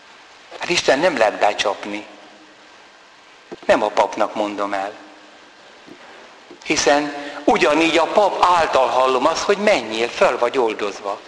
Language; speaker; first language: Hungarian; native; Hungarian